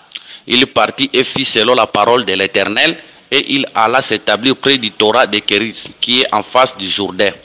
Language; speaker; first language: French; non-native, local second language; Lingala